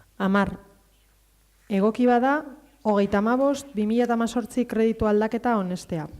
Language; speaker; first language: Basque; native; Basque